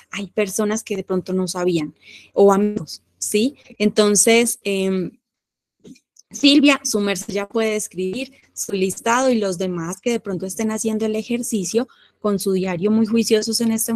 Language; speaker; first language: Spanish; native; Spanish